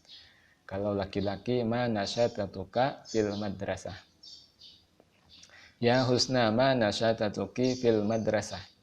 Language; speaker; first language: Arabic; non-native, fluent; Indonesian